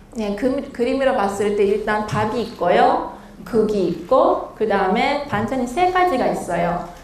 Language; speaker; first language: Korean; non-native, fluent; Japanese